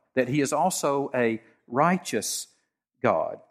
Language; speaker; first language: English; native; English